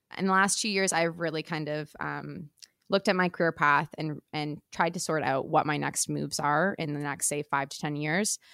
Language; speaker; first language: English; native; English